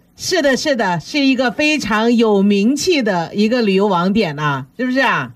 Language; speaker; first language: Chinese; native; Chinese